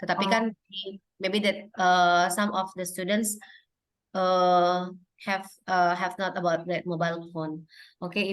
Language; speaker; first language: English; non-native, learner; Indonesian